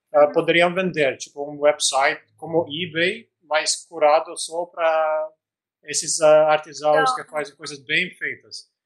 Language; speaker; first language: Portuguese; non-native, fluent; Albanian